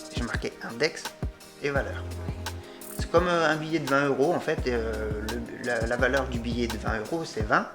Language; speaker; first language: French; native; French